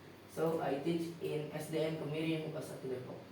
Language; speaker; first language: English; non-native, learner; Indonesian